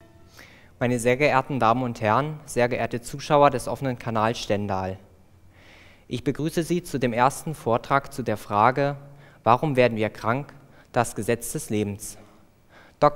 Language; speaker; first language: German; native; German